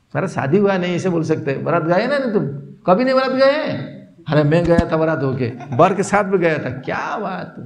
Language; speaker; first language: Hindi; non-native, local second language; Odia